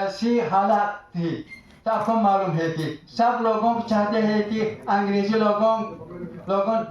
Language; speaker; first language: Hindi; non-native, fluent; Tajik